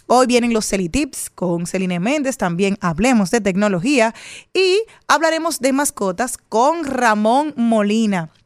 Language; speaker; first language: Spanish; native; Spanish